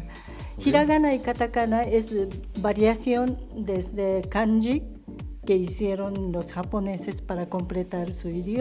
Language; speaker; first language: Spanish; non-native, fluent; Japanese